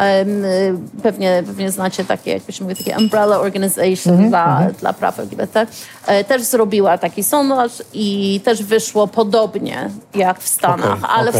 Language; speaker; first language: Polish; early bilingual, heritage; Polish